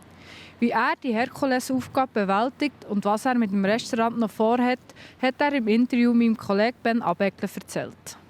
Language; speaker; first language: German; native; German